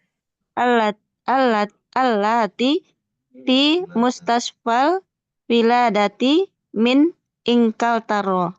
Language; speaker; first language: Arabic; non-native, learner; Indonesian